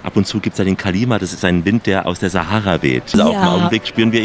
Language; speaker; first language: German; native; German